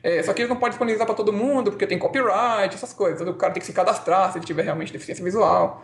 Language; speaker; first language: Portuguese; native; Portuguese